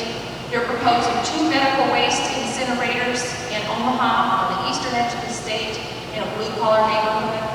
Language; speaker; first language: English; native; English